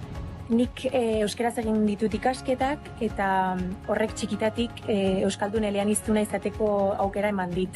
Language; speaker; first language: Basque; non-native, local second language; Spanish